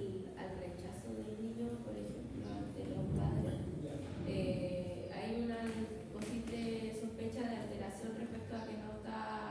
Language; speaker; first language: Spanish; native; Spanish